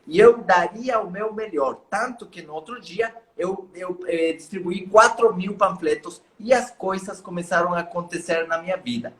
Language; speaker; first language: Portuguese; non-native, fluent; Spanish